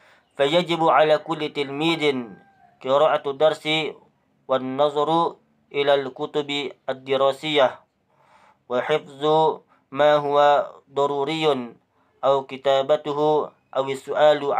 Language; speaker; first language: Arabic; non-native, fluent; Indonesian